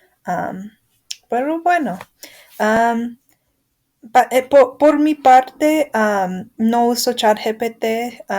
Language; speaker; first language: Spanish; non-native, fluent; English